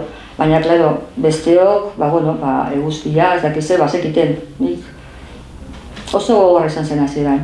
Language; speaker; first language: Basque; non-native, local second language; Spanish